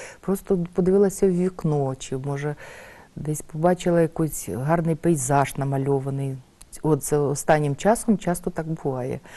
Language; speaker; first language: Ukrainian; native; Ukrainian